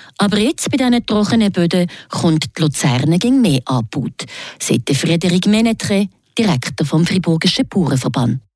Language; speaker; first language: German; native; German